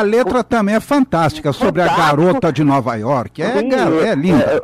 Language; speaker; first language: Portuguese; native; Portuguese